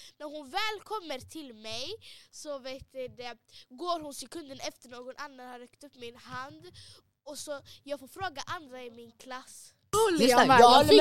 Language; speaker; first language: Swedish; early bilingual, other home language; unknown